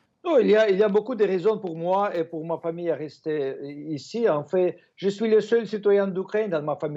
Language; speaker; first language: French; non-native, fluent; Ukrainian